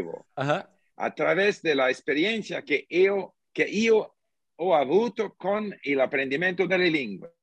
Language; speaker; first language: Italian; non-native, learner; English